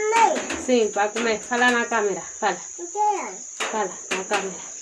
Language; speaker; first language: Portuguese; non-native, local second language; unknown